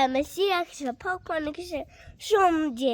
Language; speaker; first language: Albanian; early bilingual, heritage; Albanian